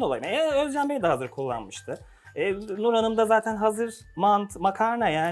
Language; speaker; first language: Turkish; native; Turkish